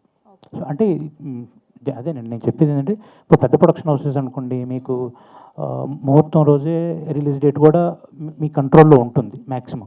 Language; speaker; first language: Telugu; native; Telugu